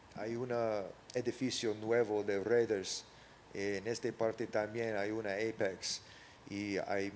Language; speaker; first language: Spanish; early bilingual, other home language; English